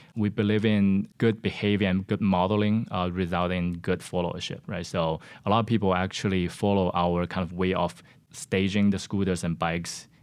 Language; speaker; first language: English; non-native, fluent; Chinese